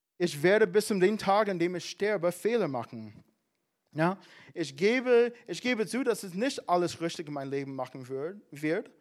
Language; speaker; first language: German; non-native, fluent; English